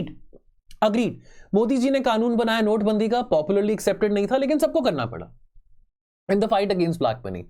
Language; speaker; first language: Hindi; native; Hindi